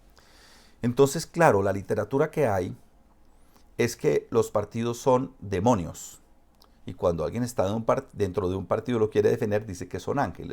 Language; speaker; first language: Spanish; native; Spanish